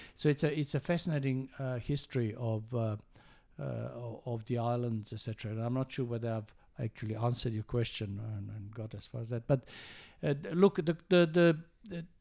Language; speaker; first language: English; early bilingual, other home language; Croatian